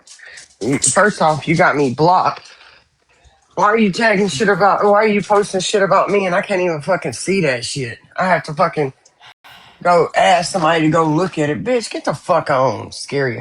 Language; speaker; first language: English; native; English